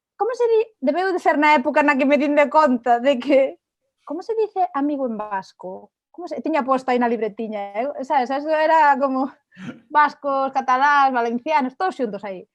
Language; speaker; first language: Galician; non-native, local second language; Spanish